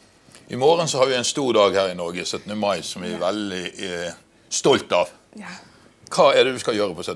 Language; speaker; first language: Norwegian; native; Norwegian